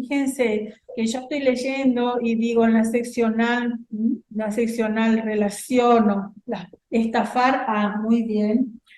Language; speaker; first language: Spanish; native; Spanish